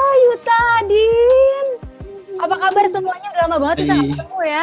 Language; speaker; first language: Indonesian; native; Indonesian